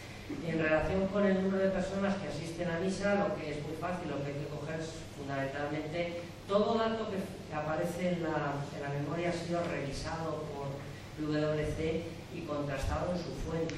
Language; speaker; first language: Spanish; native; Spanish